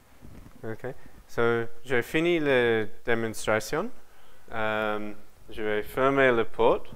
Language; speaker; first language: French; non-native, learner; English